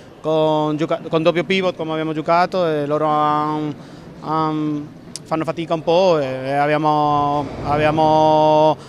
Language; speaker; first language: Italian; non-native, learner; Spanish